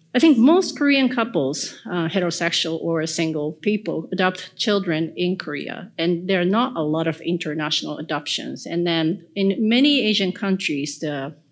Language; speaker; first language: English; early bilingual, other home language; Korean